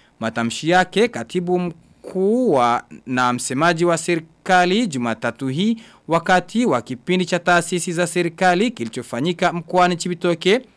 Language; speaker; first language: Swahili; non-native, local second language; Rundi